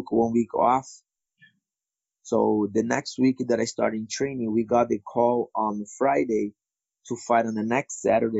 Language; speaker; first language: English; non-native, fluent; Portuguese